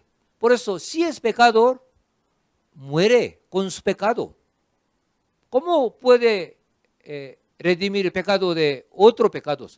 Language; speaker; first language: Spanish; non-native, fluent; Korean